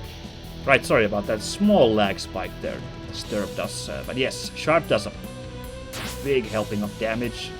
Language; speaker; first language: English; native; English